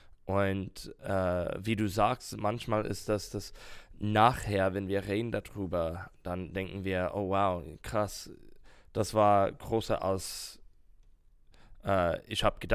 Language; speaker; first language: German; non-native, learner; English